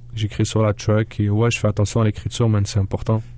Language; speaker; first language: French; early bilingual, other home language; Arabic